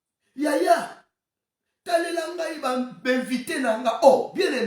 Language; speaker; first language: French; non-native, local second language; Lingala